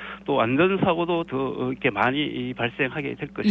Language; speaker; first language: Korean; native; Korean